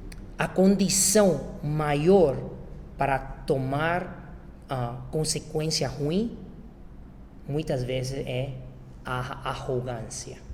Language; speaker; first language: Portuguese; non-native, fluent; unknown